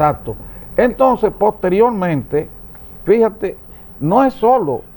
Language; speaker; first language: Spanish; native; Spanish